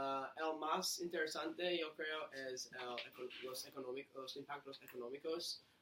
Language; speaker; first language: Spanish; non-native, learner; English